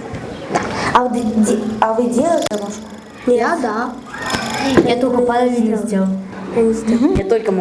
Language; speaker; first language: Russian; non-native, fluent; Mongolian